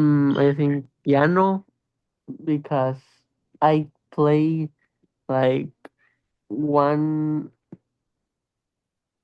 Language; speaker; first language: English; non-native, learner; Spanish